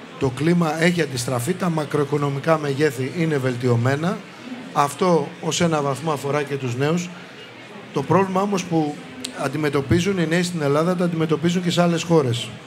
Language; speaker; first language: Greek; native; Greek